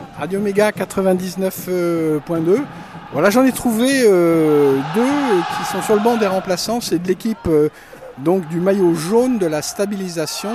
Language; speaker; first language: French; native; French